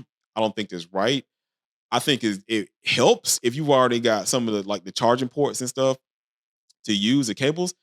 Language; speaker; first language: English; native; English